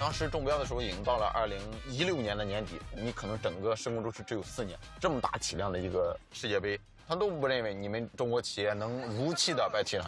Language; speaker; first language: Chinese; native; Chinese